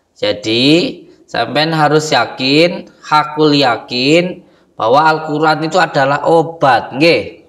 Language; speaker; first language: Indonesian; non-native, local second language; Javanese